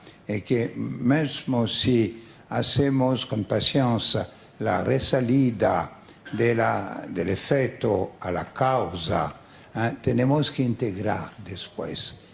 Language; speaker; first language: Spanish; non-native, fluent; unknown